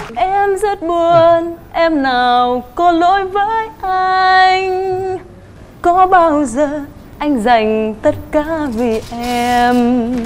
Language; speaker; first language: Vietnamese; native; Vietnamese